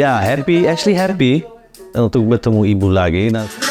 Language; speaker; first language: Indonesian; non-native, learner; Dutch